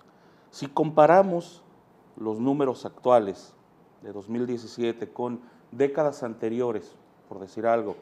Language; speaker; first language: Spanish; native; Spanish